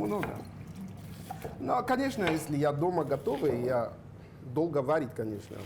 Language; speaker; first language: Russian; non-native, learner; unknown